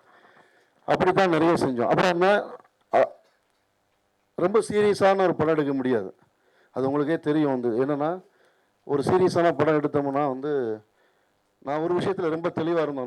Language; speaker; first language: Tamil; native; Tamil